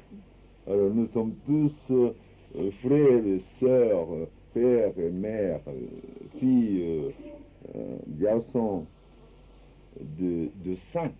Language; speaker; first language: French; non-native, fluent; Japanese